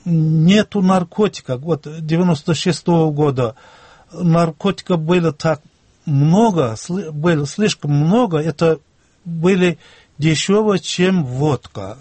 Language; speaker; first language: Russian; non-native, local second language; Turkmen